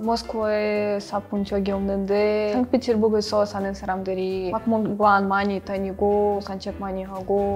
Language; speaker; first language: Korean; non-native, learner; Russian